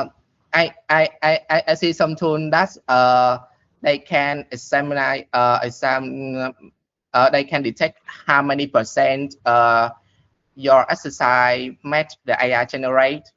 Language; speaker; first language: English; non-native, learner; Vietnamese